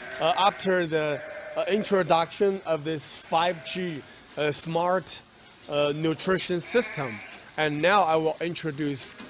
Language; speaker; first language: English; non-native, fluent; Chinese